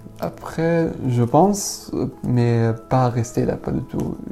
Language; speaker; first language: French; non-native, learner; Arabic